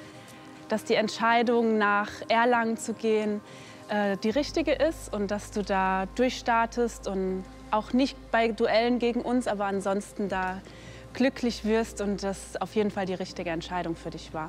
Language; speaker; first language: German; native; German